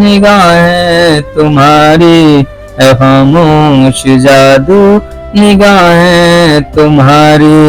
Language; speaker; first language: Hindi; native; Hindi